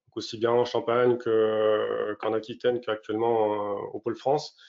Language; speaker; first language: French; native; French